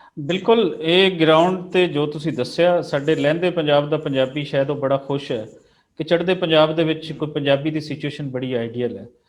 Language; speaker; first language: Punjabi; native; Punjabi